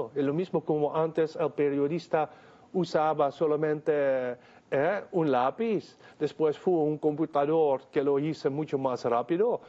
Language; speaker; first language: Spanish; non-native, fluent; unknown